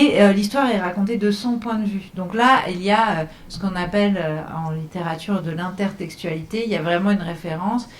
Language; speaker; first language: French; native; French